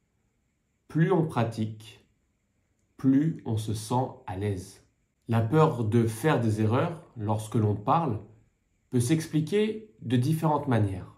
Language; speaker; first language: French; native; French